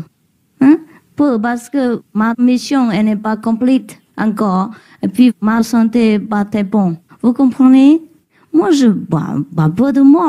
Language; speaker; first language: French; non-native, learner; Vietnamese